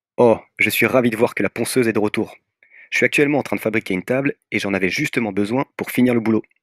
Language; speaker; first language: French; native; French